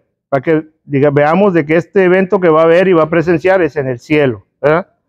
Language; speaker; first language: Spanish; native; Spanish